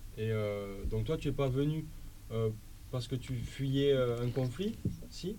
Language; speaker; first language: French; native; French